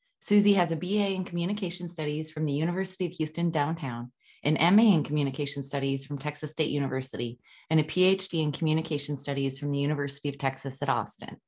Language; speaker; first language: English; native; English